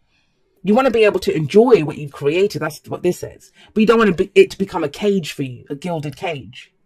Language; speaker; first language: English; native; English